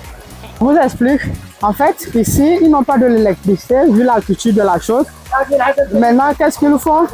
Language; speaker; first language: French; non-native, fluent; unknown